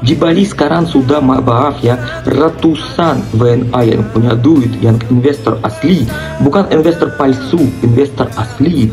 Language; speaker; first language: Indonesian; non-native, learner; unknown